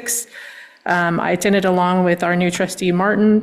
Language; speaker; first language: English; native; English